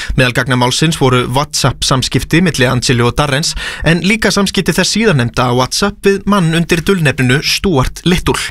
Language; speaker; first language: Icelandic; native; Icelandic